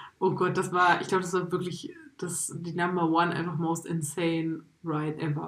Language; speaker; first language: German; native; German